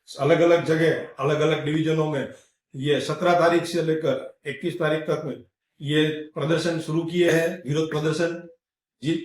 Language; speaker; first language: Hindi; non-native, local second language; Gujarati